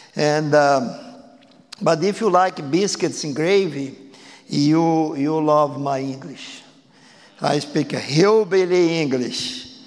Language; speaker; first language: English; non-native, learner; Portuguese